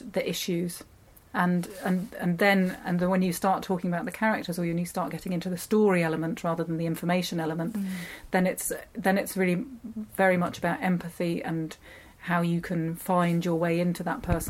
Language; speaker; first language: English; native; English